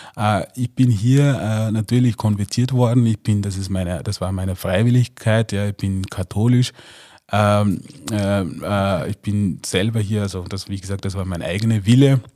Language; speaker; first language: German; non-native, fluent; Mossi